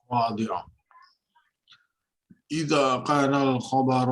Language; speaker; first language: Arabic; non-native, learner; Indonesian